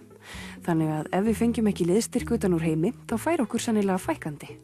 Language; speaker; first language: Icelandic; native; Icelandic